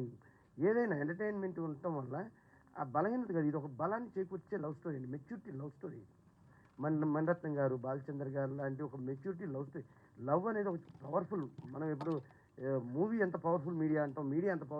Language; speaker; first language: Telugu; native; Telugu